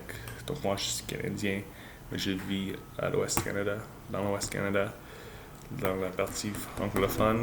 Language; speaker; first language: French; non-native, learner; English